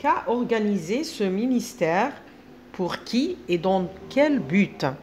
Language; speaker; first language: French; non-native, local second language; Arabic